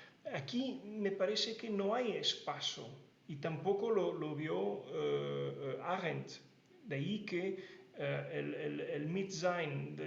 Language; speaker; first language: Spanish; non-native, fluent; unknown